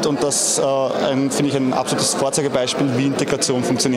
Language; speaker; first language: German; native; German